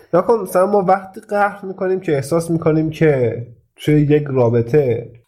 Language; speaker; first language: Persian; native; Persian